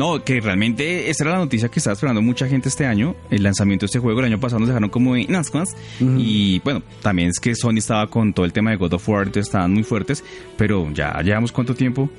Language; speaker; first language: Spanish; native; Spanish